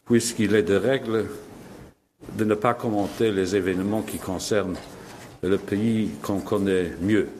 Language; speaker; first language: French; non-native, local second language; Luxembourgish